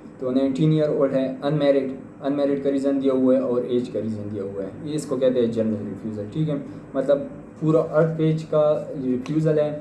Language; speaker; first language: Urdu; non-native, local second language; Pashto